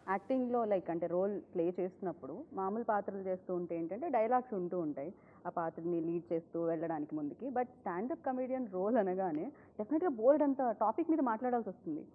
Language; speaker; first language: Telugu; native; Telugu